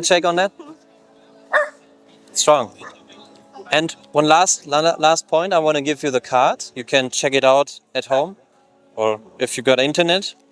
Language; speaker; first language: English; non-native, fluent; German